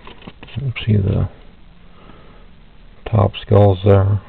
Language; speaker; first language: English; native; English